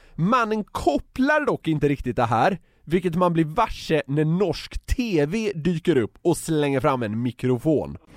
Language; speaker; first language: Swedish; native; Swedish